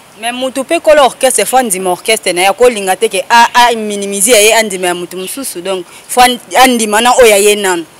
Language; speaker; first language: Lingala; native; Lingala